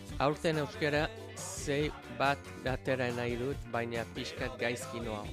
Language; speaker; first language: Basque; non-native, learner; English